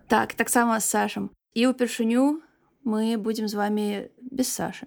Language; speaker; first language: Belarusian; non-native, local second language; Russian